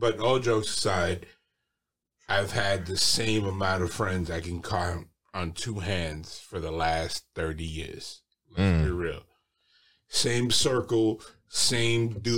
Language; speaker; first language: English; native; English